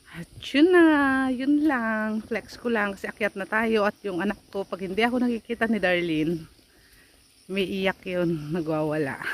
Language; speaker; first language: Filipino; native; Filipino